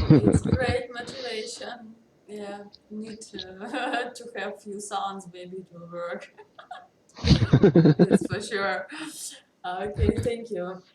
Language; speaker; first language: English; non-native, learner; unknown